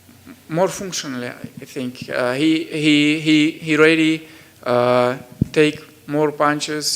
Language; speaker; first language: English; non-native, learner; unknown